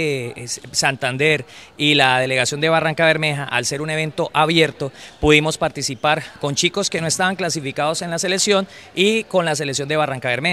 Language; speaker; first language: Spanish; native; Spanish